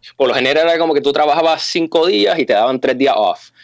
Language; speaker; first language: Spanish; native; Spanish